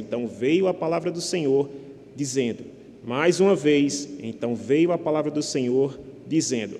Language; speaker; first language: Portuguese; native; Portuguese